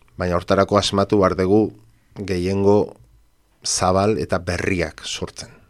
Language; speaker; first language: Basque; non-native, local second language; Spanish